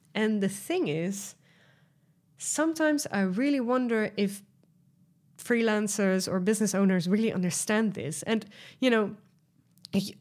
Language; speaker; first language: English; non-native, fluent; Dutch